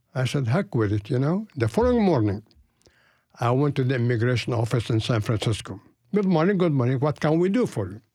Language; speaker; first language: English; non-native, fluent; Arabic